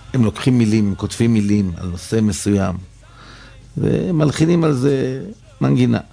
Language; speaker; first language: Hebrew; early bilingual, other home language; Yiddish